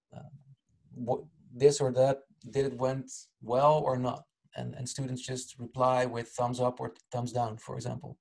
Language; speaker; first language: English; non-native, fluent; Dutch